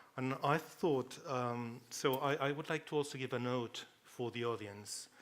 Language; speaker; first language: English; non-native, fluent; Catalan